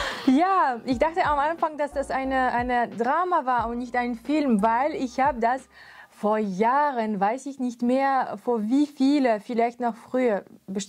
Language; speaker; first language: German; non-native, fluent; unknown